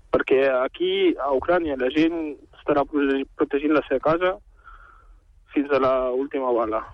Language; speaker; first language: Catalan; non-native, fluent; Ukrainian